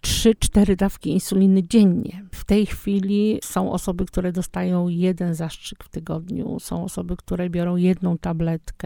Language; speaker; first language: Polish; native; Polish